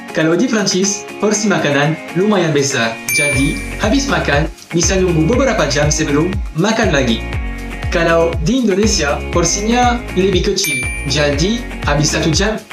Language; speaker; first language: Indonesian; non-native, fluent; French